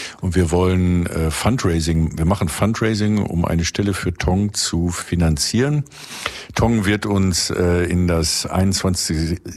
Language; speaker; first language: German; native; German